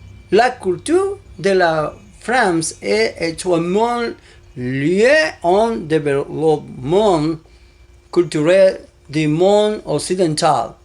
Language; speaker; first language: French; non-native, learner; Spanish